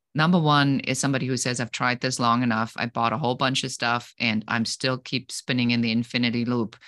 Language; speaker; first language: English; non-native, fluent; German